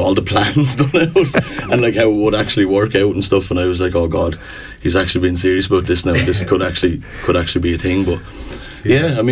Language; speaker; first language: English; native; English